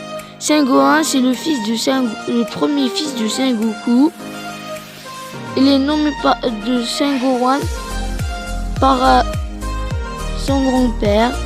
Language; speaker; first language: French; non-native, learner; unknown